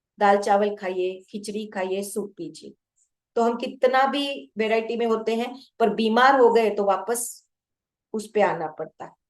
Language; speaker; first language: Hindi; non-native, local second language; Gujarati